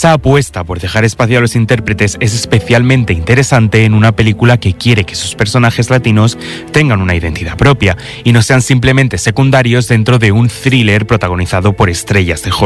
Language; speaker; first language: Spanish; native; Spanish